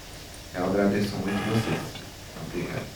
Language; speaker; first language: Portuguese; non-native, local second language; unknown